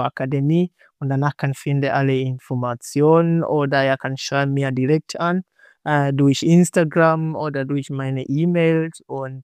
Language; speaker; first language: German; non-native, learner; Swahili